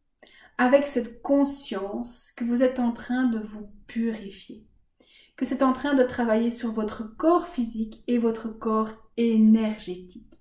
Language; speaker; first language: French; native; French